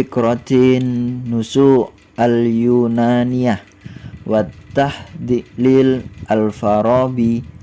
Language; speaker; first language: Arabic; non-native, learner; Indonesian